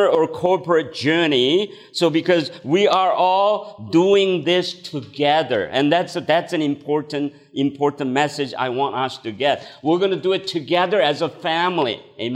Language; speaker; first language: English; non-native, fluent; Korean